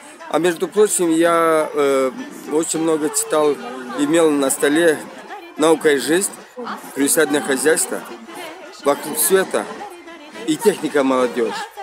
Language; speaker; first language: Russian; non-native, local second language; Romanian